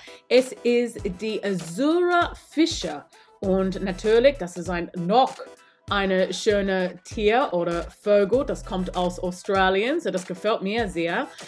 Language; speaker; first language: German; non-native, learner; English